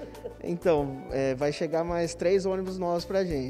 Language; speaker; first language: Portuguese; native; Portuguese